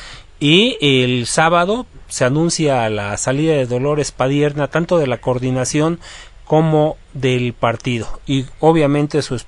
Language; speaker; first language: Spanish; native; Spanish